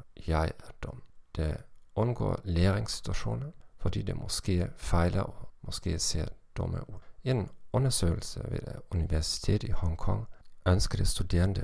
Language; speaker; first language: Danish; non-native, fluent; German